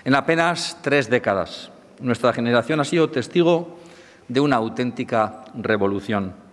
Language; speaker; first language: Spanish; native; Spanish